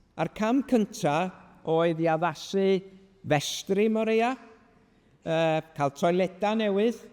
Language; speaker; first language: Welsh; native; Welsh